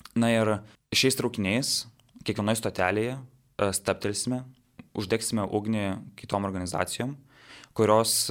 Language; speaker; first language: Lithuanian; native; Lithuanian